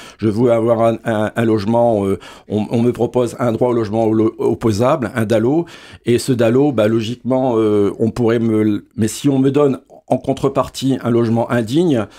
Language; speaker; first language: French; native; French